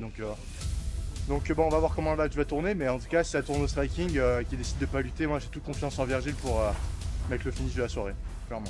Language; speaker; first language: French; native; French